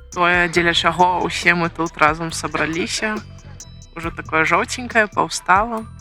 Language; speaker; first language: Belarusian; non-native, local second language; Russian